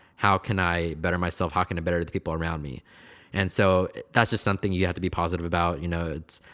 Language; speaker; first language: English; native; English